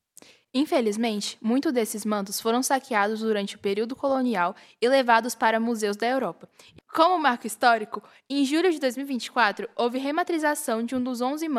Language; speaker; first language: Portuguese; native; Portuguese